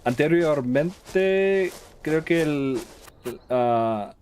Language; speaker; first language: Spanish; non-native, learner; English